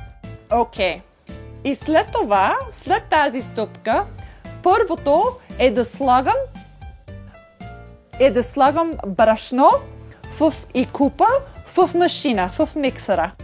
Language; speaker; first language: Bulgarian; non-native, learner; English